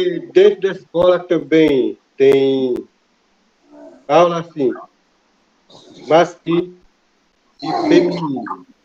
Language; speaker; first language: Portuguese; non-native, local second language; Kayapó